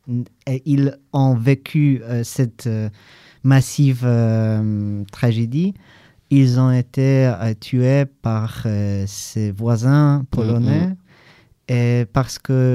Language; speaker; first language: French; non-native, learner; Polish